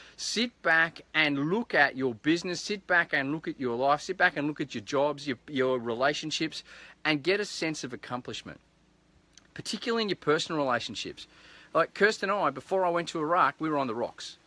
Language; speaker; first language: English; native; English